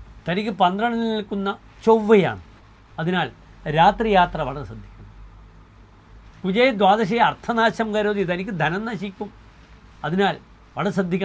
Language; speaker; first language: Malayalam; native; Malayalam